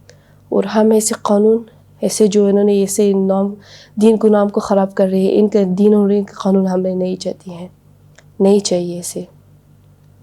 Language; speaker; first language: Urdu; non-native, learner; Persian